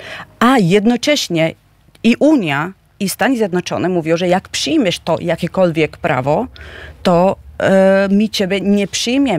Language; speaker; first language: Polish; non-native, fluent; Georgian